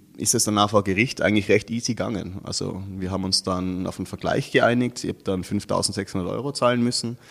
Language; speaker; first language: German; native; German